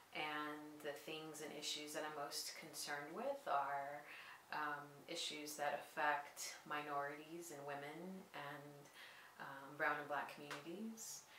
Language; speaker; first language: English; native; English